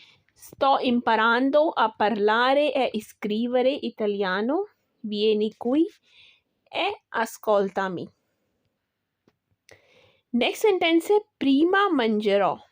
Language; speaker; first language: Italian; non-native, learner; Urdu